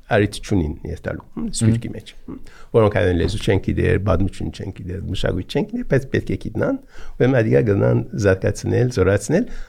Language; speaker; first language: Armenian; early bilingual, heritage; Armenian